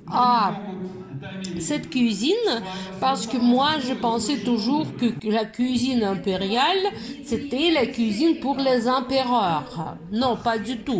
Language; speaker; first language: French; non-native, fluent; Russian